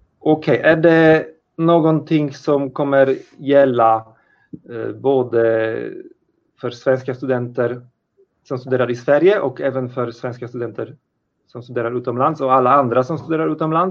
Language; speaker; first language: Swedish; non-native, fluent; Polish